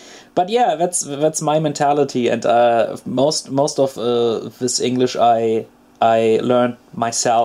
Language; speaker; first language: English; non-native, fluent; German